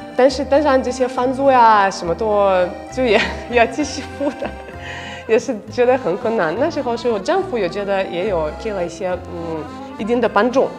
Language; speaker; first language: Chinese; non-native, fluent; Russian